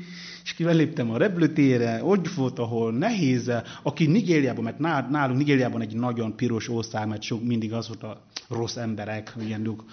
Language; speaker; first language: Hungarian; non-native, learner; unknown